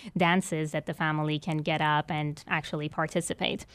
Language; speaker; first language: English; non-native, fluent; Persian